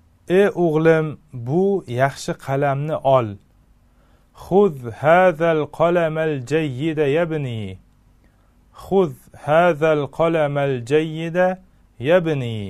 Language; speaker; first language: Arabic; non-native, fluent; Uzbek